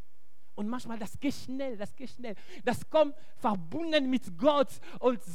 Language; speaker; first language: German; non-native, local second language; French